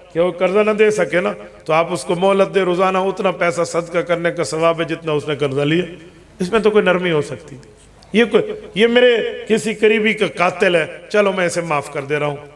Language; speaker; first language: Urdu; non-native, local second language; Punjabi